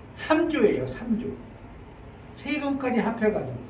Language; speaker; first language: Korean; native; Korean